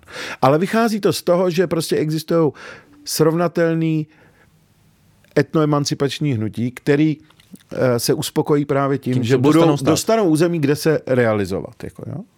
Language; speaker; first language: Czech; early bilingual, other home language; Arabic